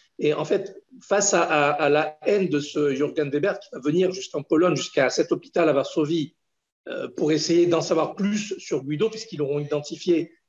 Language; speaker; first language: French; native; French